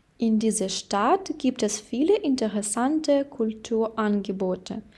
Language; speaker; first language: German; non-native, fluent; Ukrainian